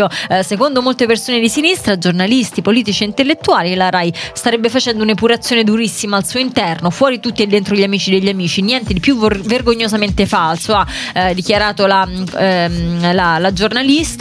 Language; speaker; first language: Italian; native; Italian